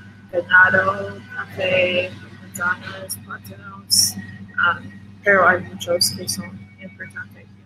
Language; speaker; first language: Spanish; non-native, learner; English